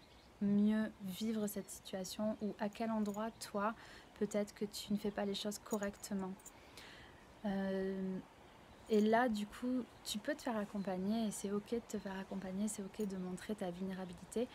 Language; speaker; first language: French; native; French